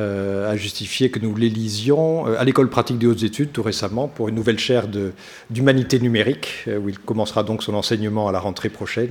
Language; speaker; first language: French; native; French